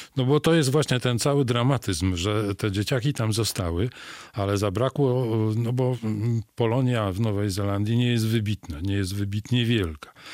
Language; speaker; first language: Polish; native; Polish